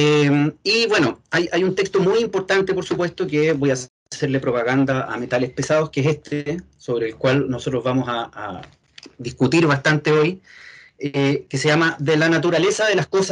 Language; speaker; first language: Spanish; native; Spanish